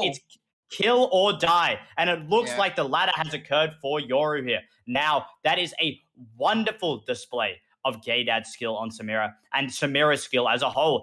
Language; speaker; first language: English; native; English